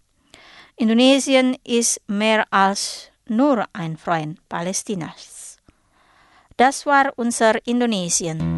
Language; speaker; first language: German; non-native, fluent; Indonesian